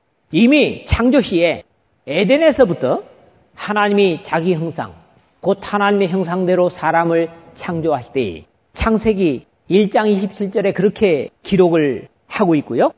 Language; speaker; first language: Korean; native; Korean